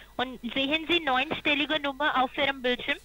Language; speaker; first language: German; non-native, learner; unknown